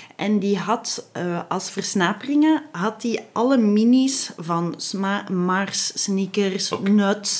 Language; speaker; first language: Dutch; native; Dutch